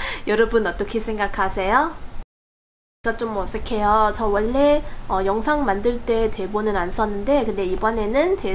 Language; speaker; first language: Korean; non-native, fluent; English